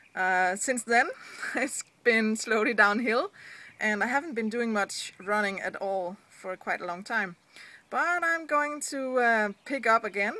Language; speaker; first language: English; non-native, fluent; Danish